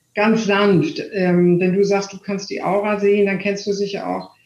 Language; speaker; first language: German; native; German